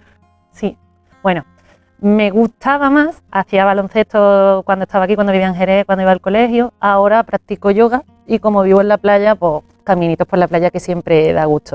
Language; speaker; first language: Spanish; native; Spanish